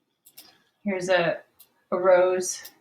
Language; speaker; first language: English; native; English